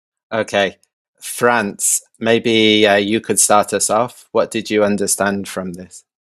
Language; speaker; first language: English; early bilingual, other home language; Albanian